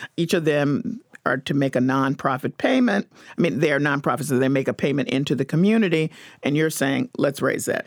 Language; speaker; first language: English; native; English